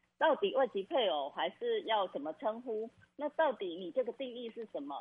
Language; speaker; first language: Chinese; non-native, fluent; Khmer